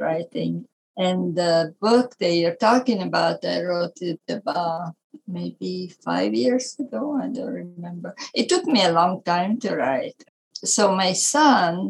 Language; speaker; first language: English; non-native, fluent; Italian